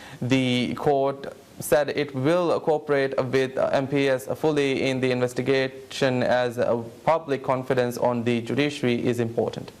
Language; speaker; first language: English; non-native, local second language; Divehi